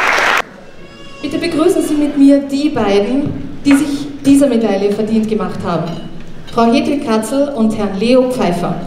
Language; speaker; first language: German; native; German